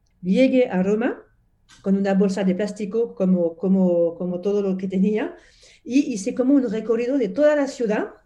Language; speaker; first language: Spanish; non-native, fluent; French